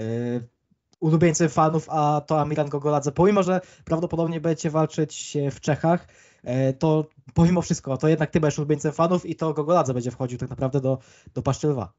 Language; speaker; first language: Polish; native; Polish